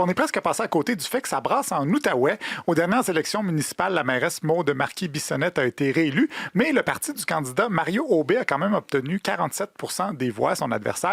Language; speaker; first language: French; native; French